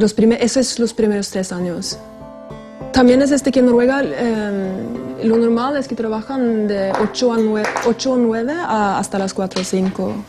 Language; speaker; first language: Spanish; non-native, fluent; Norwegian